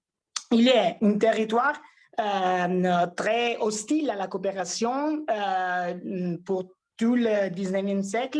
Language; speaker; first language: French; non-native, fluent; Italian